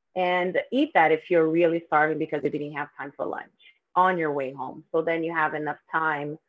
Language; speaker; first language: English; non-native, fluent; Portuguese